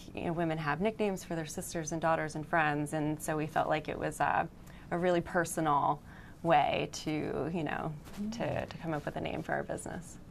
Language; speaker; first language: English; native; English